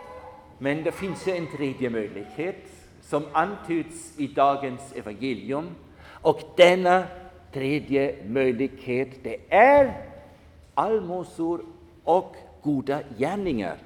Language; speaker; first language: Swedish; non-native, fluent; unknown